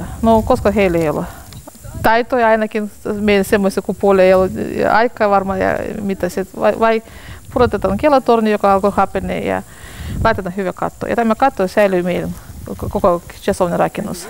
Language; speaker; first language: Finnish; non-native, learner; Russian